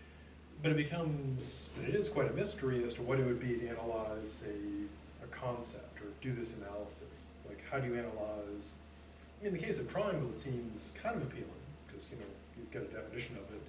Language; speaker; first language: English; native; English